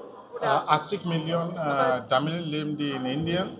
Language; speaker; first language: German; non-native, fluent; Tamil